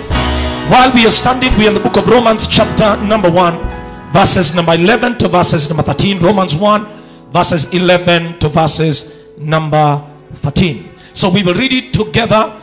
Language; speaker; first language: English; non-native, local second language; Swahili